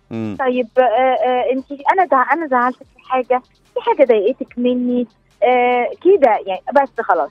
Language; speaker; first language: Arabic; native; Arabic